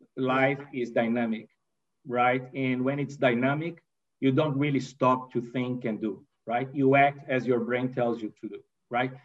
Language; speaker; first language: English; non-native, fluent; Portuguese